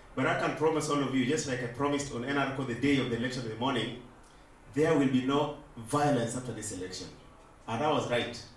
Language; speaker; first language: English; non-native, local second language; Luo (Kenya and Tanzania)